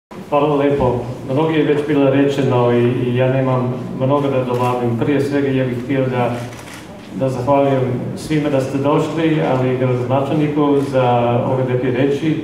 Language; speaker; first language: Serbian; non-native, fluent; English